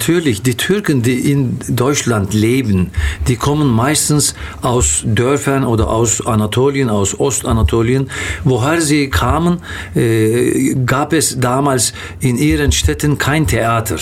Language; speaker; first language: German; non-native, fluent; Turkish